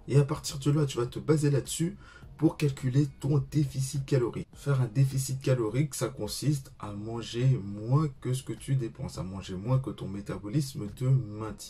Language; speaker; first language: French; native; French